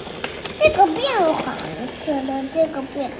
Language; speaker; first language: Chinese; early bilingual, heritage; Chinese